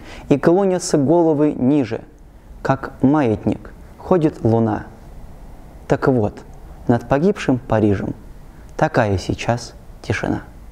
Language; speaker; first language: Russian; native; Russian